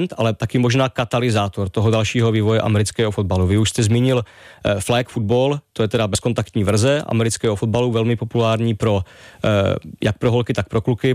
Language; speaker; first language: Czech; native; Czech